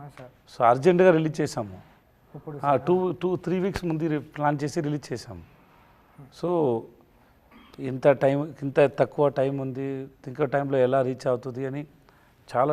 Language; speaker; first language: Telugu; non-native, learner; Tamil